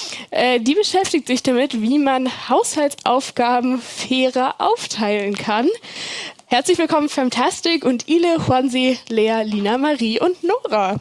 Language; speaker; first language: German; native; German